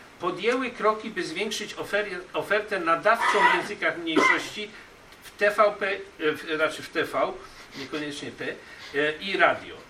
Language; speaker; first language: Polish; native; Polish